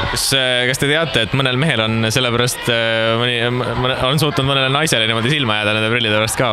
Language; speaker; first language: Estonian; native; Estonian